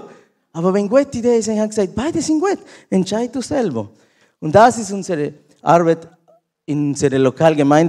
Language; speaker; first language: German; non-native, learner; Spanish